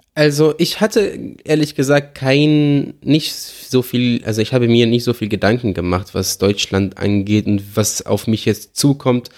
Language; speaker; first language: German; non-native, fluent; Arabic